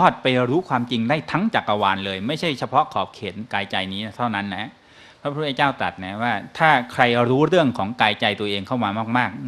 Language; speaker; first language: Thai; native; Thai